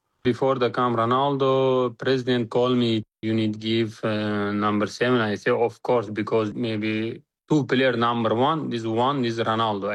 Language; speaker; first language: English; non-native, learner; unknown